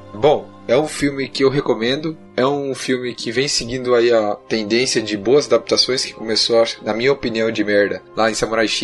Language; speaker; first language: Portuguese; native; Portuguese